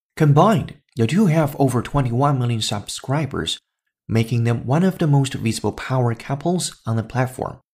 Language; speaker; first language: English; non-native, fluent; Chinese